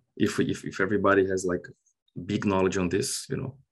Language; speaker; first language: English; non-native, fluent; Portuguese